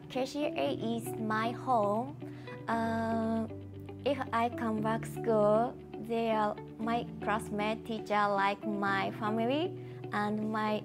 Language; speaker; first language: English; non-native, learner; Japanese